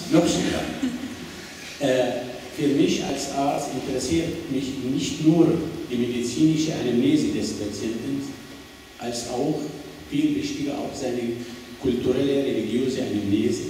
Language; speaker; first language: German; non-native, fluent; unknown